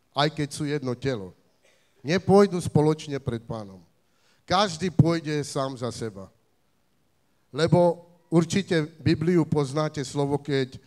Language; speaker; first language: Slovak; non-native, local second language; Romany